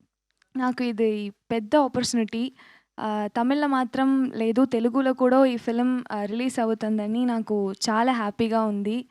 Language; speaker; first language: Telugu; non-native, learner; Tamil